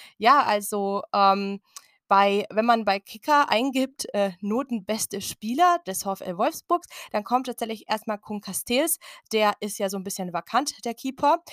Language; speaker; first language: German; native; German